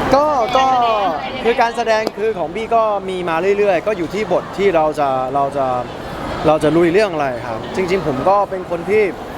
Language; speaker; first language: Thai; early bilingual, heritage; Thai